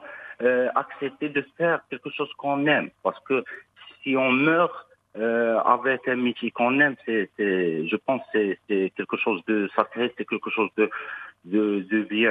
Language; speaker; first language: French; non-native, local second language; Arabic